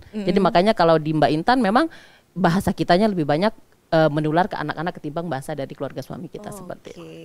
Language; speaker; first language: Indonesian; non-native, local second language; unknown